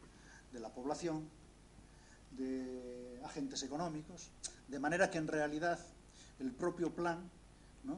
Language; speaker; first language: Spanish; native; Spanish